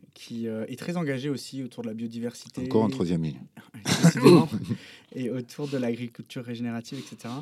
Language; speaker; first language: French; native; French